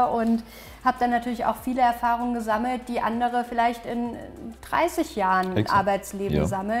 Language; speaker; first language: German; native; German